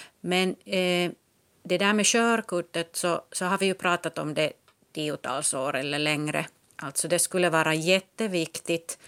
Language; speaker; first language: Swedish; non-native, local second language; Finnish